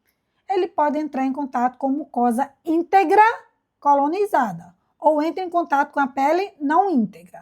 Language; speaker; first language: Portuguese; native; Portuguese